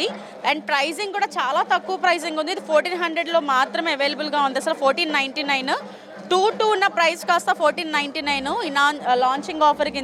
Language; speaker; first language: Telugu; native; Telugu